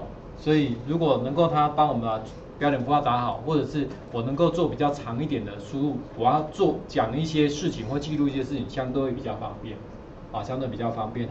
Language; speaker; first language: Chinese; native; Chinese